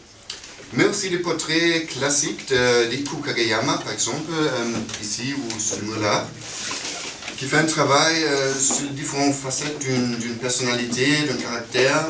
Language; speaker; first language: French; non-native, fluent; German